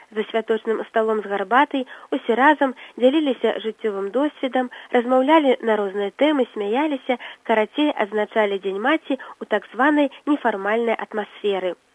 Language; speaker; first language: Belarusian; native; Belarusian